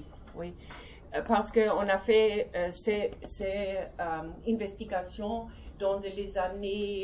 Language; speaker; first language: French; non-native, learner; German